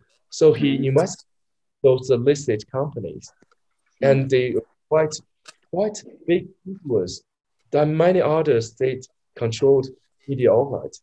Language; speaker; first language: English; non-native, learner; Chinese